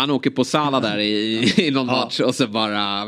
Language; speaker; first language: Swedish; native; Swedish